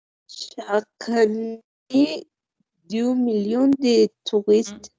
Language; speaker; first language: French; non-native, learner; Spanish